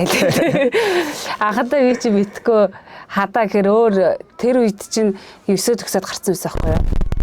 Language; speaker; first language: Mongolian; native; Mongolian